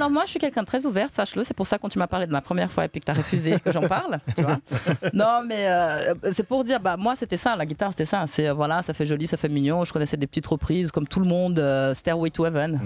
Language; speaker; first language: French; native; French